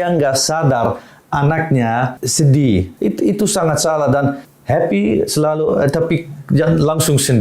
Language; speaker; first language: Indonesian; non-native, fluent; Dutch